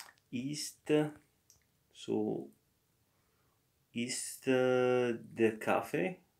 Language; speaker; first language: German; non-native, learner; Morisyen